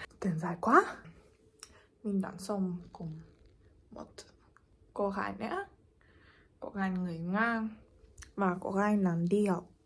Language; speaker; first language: Vietnamese; non-native, fluent; Russian